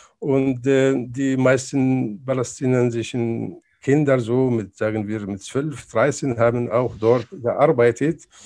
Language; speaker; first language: German; non-native, fluent; Arabic